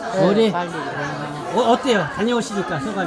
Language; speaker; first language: Korean; native; Korean